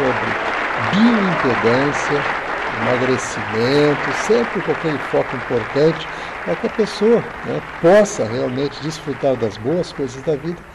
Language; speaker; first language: Portuguese; native; Portuguese